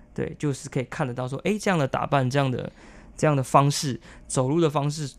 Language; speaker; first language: Chinese; non-native, local second language; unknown